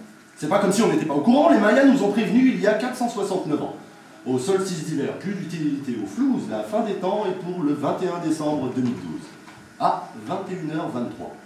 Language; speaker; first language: French; native; French